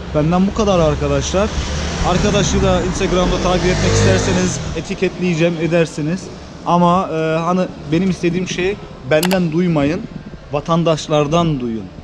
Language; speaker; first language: Turkish; early bilingual, heritage; Turkish